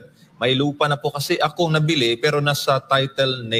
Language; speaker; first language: Filipino; native; Filipino